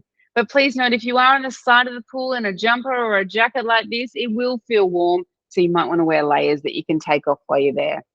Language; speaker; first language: English; native; English